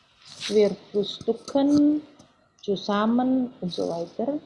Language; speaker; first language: German; non-native, fluent; Indonesian